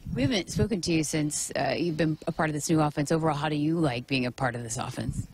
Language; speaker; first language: English; native; English